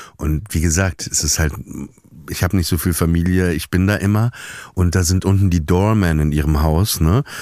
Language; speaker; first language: German; native; German